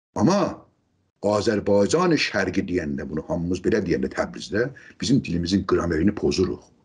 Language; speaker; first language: Azerbaijani; native; Azerbaijani